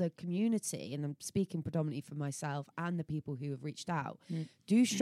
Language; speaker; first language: English; native; English